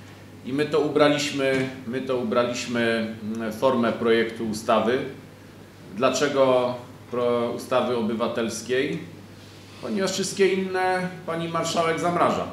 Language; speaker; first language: Polish; native; Polish